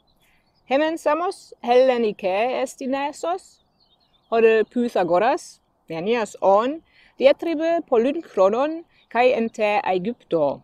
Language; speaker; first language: Greek; non-native, fluent; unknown